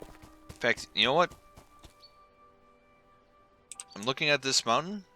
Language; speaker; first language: English; native; English